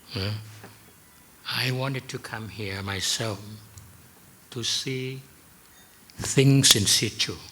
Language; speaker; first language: English; non-native, fluent; Thai